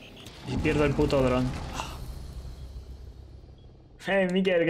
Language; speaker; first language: Spanish; native; Spanish